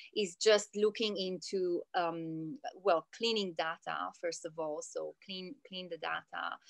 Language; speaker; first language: English; non-native, fluent; Italian